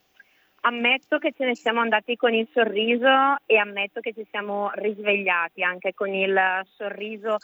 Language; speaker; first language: Italian; native; Italian